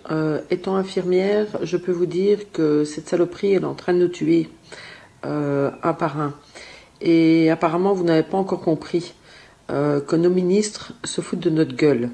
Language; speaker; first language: French; native; French